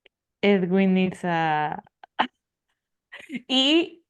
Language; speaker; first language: English; non-native, learner; Spanish